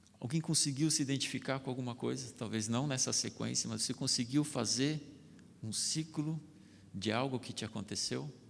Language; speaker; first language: Portuguese; non-native, local second language; German